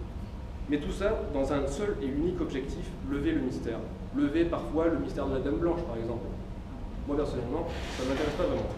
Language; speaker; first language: French; native; French